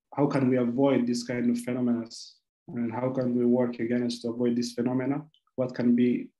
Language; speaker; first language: English; non-native, local second language; Amharic